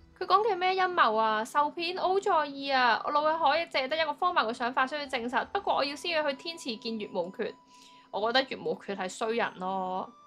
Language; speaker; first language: Cantonese; early bilingual, heritage; Cantonese